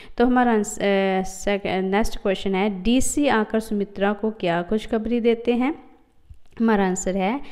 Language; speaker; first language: Hindi; non-native, local second language; Punjabi